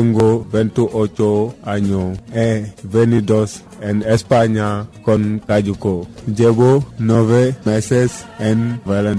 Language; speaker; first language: Spanish; non-native, learner; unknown